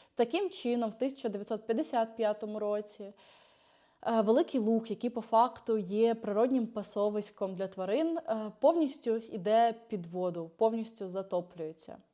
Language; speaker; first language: Ukrainian; native; Ukrainian